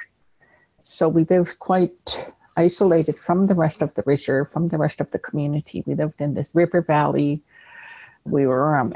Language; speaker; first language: English; non-native, local second language; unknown